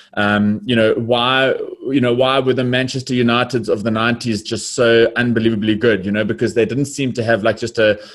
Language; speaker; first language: English; native; English